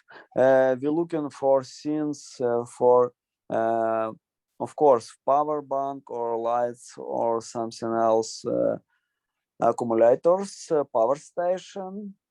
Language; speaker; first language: English; non-native, learner; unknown